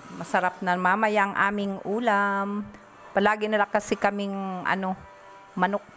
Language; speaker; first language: Filipino; non-native, local second language; Bikol